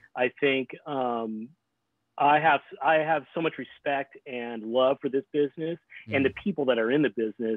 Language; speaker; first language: English; native; English